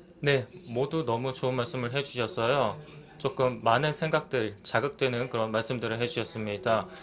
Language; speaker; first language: Korean; native; Korean